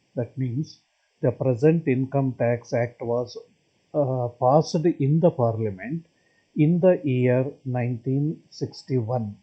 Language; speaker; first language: English; non-native, local second language; Kannada